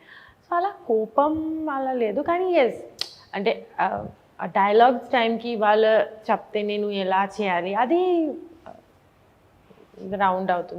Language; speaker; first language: Telugu; non-native, learner; Bangla